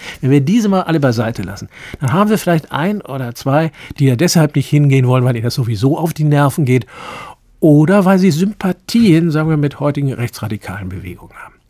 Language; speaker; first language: German; native; German